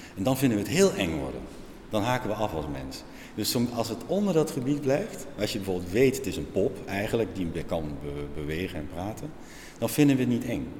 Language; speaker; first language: Dutch; native; Dutch